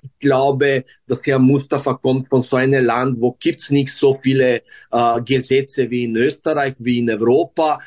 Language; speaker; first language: German; non-native, learner; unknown